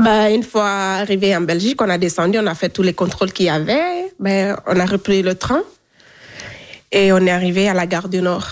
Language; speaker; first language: French; non-native, local second language; Fula